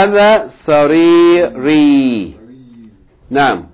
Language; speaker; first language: Arabic; non-native, fluent; English